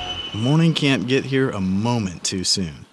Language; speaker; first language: English; native; English